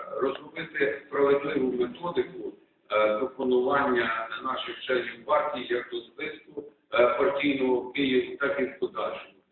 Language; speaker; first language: Ukrainian; native; Ukrainian